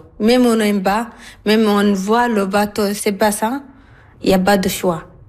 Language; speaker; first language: French; non-native, learner; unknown